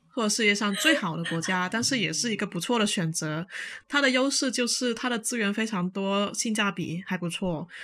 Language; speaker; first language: Chinese; non-native, local second language; Cantonese